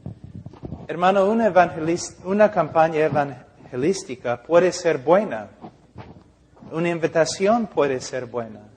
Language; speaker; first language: Spanish; non-native, fluent; English